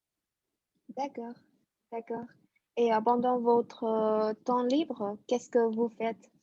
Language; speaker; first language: French; non-native, fluent; Chinese